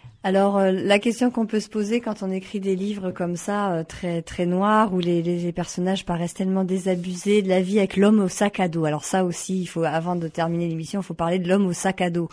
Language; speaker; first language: French; native; French